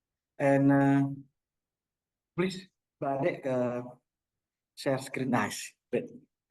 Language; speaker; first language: English; non-native, local second language; Indonesian